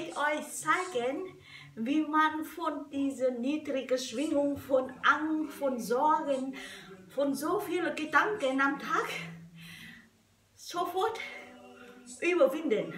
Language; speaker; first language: German; non-native, learner; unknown